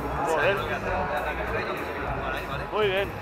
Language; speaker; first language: Spanish; native; Spanish